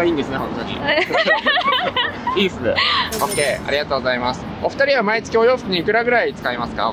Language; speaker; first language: Japanese; native; Japanese